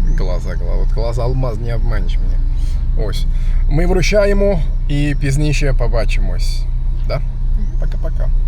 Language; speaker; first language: Ukrainian; non-native, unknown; Turkish